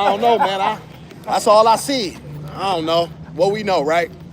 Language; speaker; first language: English; native; English